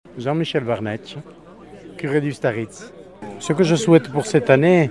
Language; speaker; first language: French; native; French